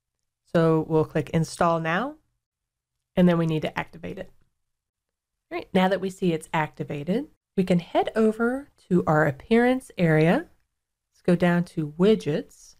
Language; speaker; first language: English; native; English